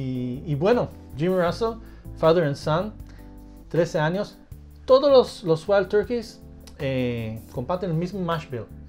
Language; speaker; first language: Spanish; early bilingual, heritage; Spanish